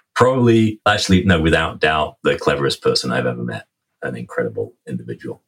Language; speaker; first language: English; native; English